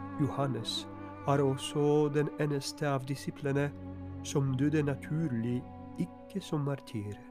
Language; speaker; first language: Norwegian; non-native, fluent; Polish